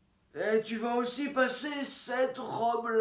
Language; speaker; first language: French; native; French